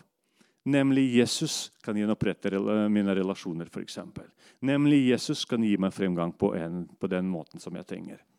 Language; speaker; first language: Swedish; non-native, learner; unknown